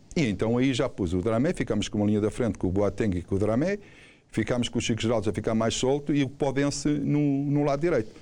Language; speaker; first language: Portuguese; native; Portuguese